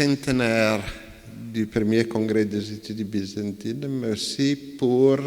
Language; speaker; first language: French; non-native, fluent; Italian